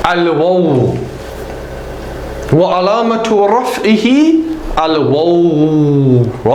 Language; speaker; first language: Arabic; non-native, fluent; English